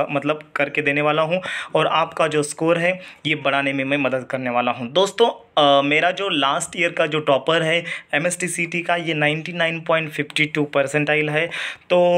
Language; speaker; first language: Hindi; non-native, local second language; Marathi